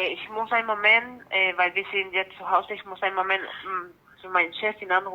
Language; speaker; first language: German; non-native, learner; Spanish